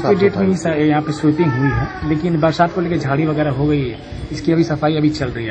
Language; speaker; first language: Hindi; native; Hindi